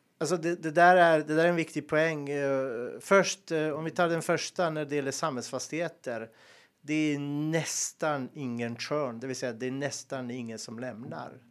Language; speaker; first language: Swedish; non-native, fluent; Serbian